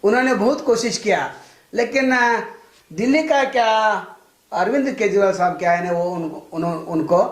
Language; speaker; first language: Hindi; non-native, local second language; Kannada